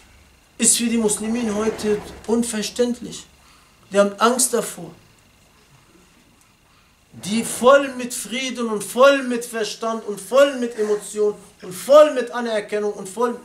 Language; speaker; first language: German; non-native, fluent; Arabic